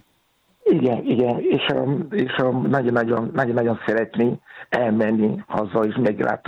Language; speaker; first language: Hungarian; non-native, fluent; Yoruba